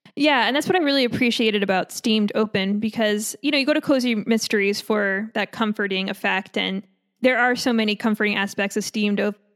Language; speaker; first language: English; native; English